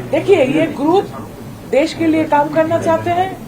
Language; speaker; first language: Hindi; non-native, local second language; Bangla